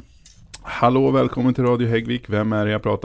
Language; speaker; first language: Swedish; native; Swedish